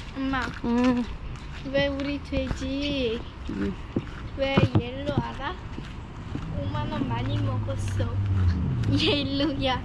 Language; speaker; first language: Korean; early bilingual, other home language; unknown